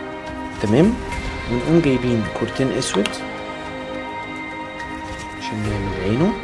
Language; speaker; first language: Arabic; native; Arabic